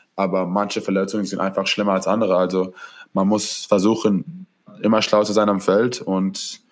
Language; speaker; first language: German; non-native, fluent; English